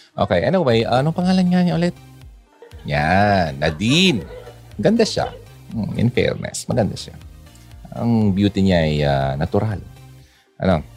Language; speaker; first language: Filipino; non-native, local second language; Bikol